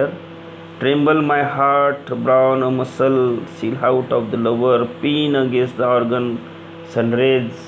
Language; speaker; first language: English; non-native, local second language; Marathi